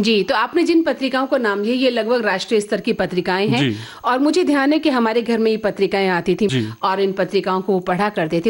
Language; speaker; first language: Hindi; native; Hindi